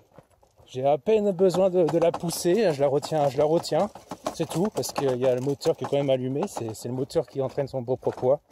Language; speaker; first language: French; native; French